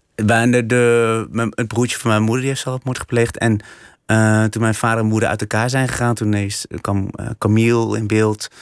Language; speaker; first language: Dutch; native; Dutch